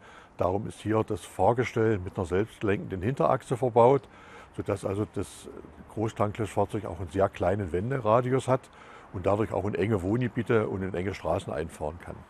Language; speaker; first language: German; native; German